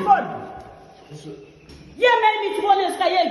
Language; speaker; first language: Swedish; non-native, learner; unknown